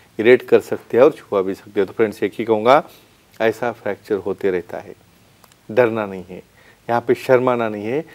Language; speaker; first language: Hindi; non-native, local second language; Marathi